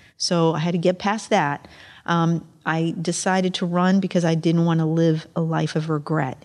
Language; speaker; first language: English; early bilingual, other home language; Amharic